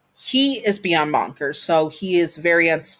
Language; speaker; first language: English; native; English